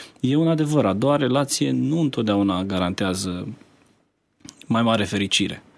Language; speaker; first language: Romanian; native; Romanian